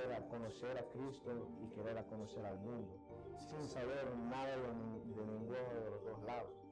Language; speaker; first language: Spanish; early bilingual, heritage; Spanish